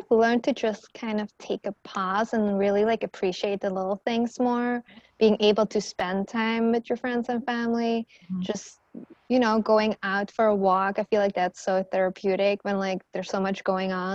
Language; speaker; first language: English; non-native, fluent; Dutch